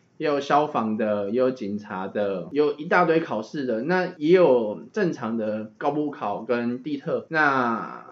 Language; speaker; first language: Chinese; native; Chinese